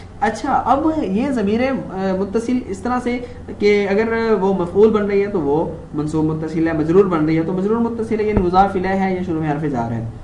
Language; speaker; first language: Urdu; native; Urdu